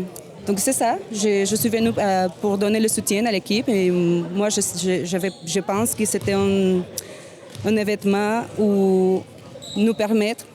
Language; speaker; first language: French; non-native, learner; Spanish